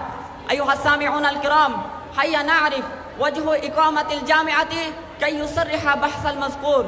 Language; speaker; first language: Arabic; non-native, learner; Bangla